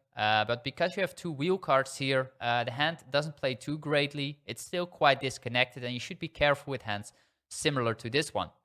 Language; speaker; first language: English; non-native, fluent; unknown